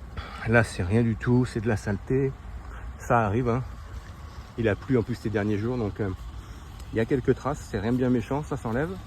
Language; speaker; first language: French; native; French